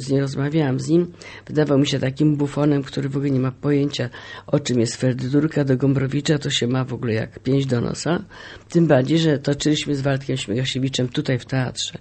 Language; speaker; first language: Polish; native; Polish